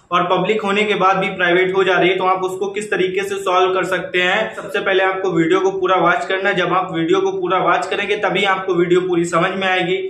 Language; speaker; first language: Hindi; native; Hindi